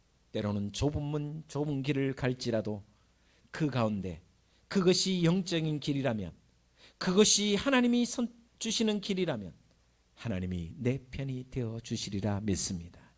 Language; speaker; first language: Korean; native; Korean